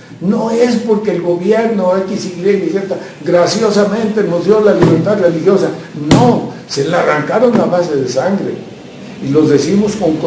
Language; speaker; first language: Spanish; native; Spanish